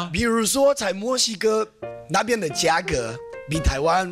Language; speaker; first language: Chinese; non-native, fluent; Spanish